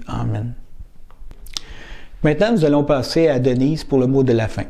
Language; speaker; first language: French; native; French